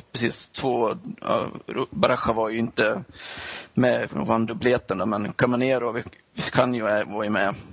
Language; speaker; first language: Swedish; native; Swedish